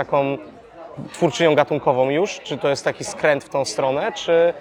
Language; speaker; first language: Polish; native; Polish